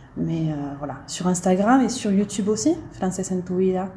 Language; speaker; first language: French; native; French